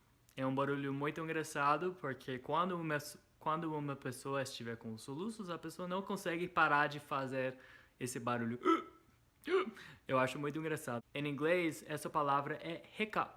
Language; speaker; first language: Portuguese; non-native, fluent; English